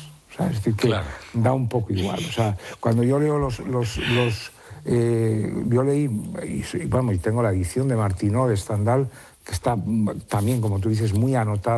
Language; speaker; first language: Spanish; native; Spanish